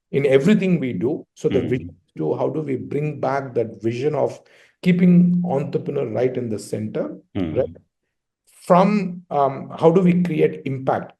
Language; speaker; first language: English; non-native, local second language; Telugu